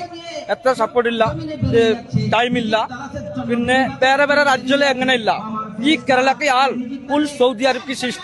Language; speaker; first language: Malayalam; non-native, learner; Bangla